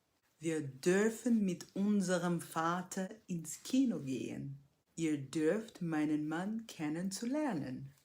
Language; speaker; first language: German; non-native, fluent; Portuguese